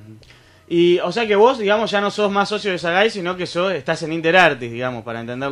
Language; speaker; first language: Spanish; native; Spanish